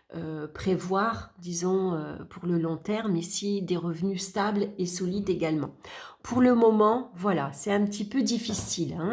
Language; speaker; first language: French; native; French